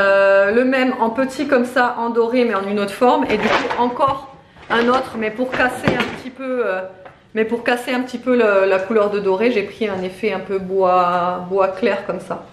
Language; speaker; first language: French; native; French